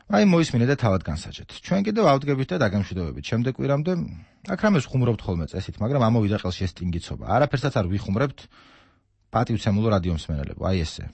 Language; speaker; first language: Georgian; native; Georgian